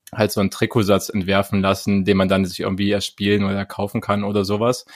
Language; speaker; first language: German; native; German